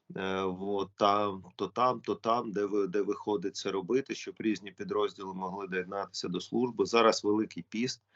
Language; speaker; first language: Ukrainian; non-native, local second language; Russian